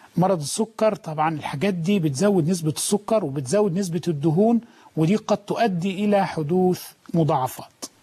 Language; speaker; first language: Egyptian Arabic; native; Egyptian Arabic